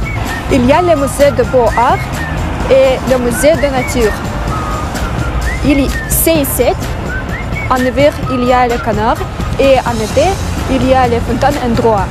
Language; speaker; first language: French; non-native, learner; Russian